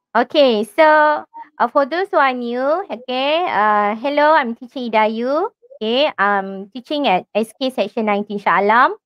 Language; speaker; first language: English; non-native, local second language; Malay